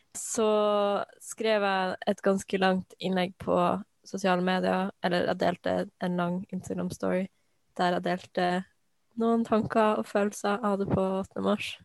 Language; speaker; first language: Norwegian; native; Norwegian